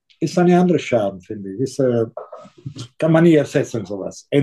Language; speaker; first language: German; non-native, fluent; Italian